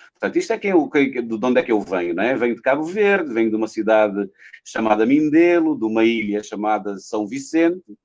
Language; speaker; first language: Portuguese; non-native, local second language; Kabuverdianu